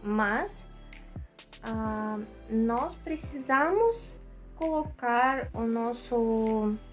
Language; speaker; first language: Portuguese; non-native, learner; Russian